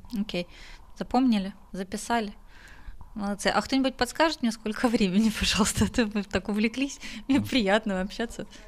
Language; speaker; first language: Russian; native; Russian